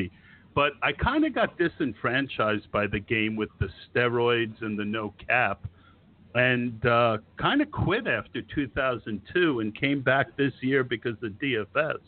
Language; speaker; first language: English; native; English